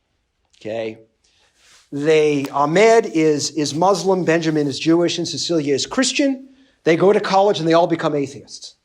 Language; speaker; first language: English; native; English